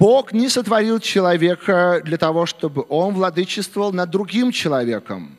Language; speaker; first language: Russian; native; Russian